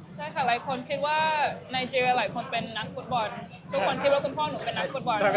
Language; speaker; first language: Thai; native; Thai